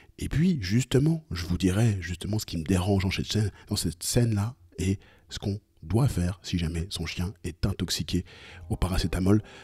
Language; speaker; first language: French; native; French